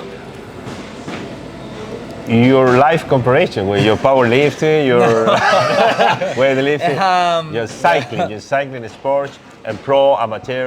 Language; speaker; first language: English; non-native, local second language; Spanish